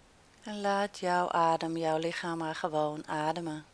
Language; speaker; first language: Dutch; native; Dutch